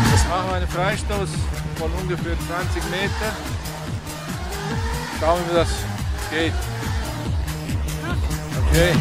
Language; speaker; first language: German; non-native, fluent; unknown